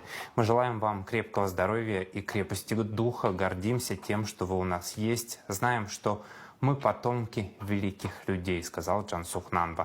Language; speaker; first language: Russian; native; Russian